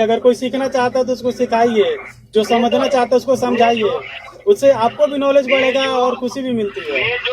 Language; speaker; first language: Hindi; native; Hindi